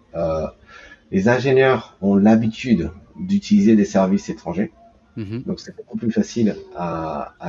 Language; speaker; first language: French; early bilingual, heritage; Japanese